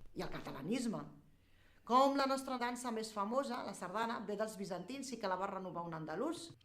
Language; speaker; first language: Catalan; early bilingual, other home language; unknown